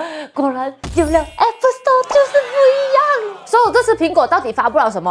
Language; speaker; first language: Chinese; non-native, local second language; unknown